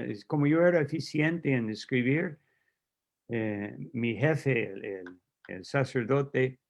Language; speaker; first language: Spanish; non-native, fluent; English